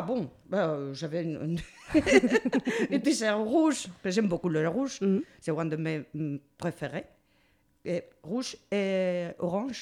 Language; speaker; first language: French; non-native, learner; Spanish